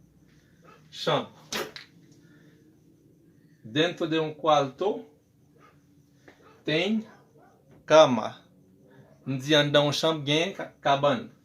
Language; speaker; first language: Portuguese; non-native, learner; Haitian Creole